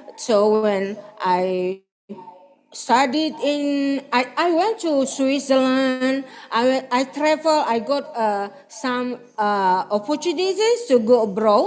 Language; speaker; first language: English; non-native, fluent; Indonesian